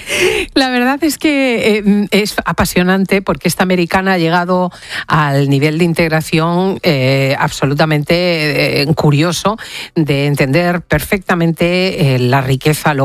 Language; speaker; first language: Spanish; native; Spanish